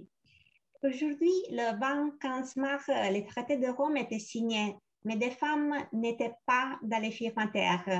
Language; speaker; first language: French; non-native, fluent; Italian